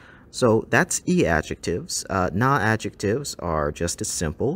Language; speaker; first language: English; native; English